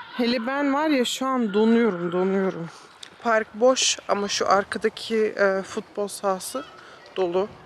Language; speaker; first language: Turkish; early bilingual, heritage; Turkish